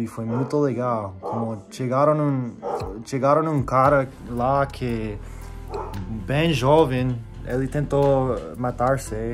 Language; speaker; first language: Portuguese; non-native, fluent; English